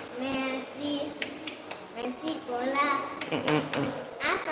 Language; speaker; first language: French; non-native, learner; English